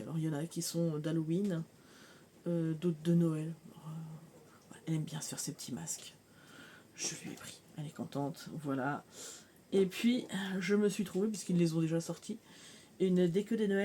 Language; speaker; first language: French; native; French